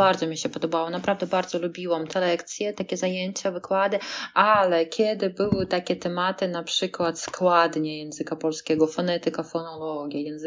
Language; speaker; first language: Polish; non-native, fluent; Russian